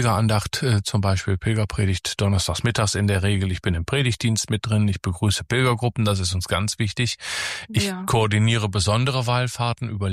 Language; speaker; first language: German; native; German